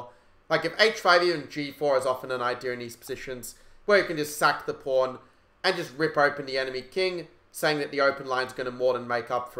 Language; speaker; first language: English; native; English